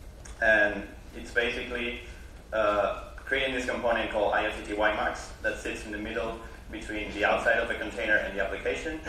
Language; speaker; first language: English; non-native, fluent; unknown